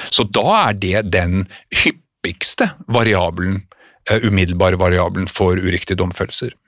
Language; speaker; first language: Norwegian; native; Norwegian